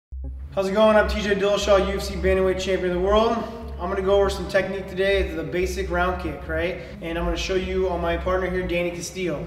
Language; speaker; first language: English; native; English